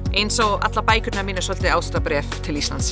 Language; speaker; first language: Icelandic; non-native, fluent; English